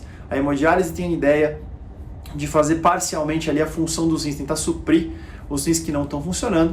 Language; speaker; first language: Portuguese; native; Portuguese